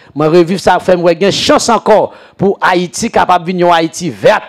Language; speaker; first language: French; native; French